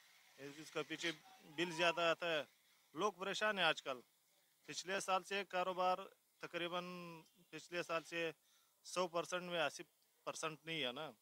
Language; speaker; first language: Hindi; non-native, local second language; Pashto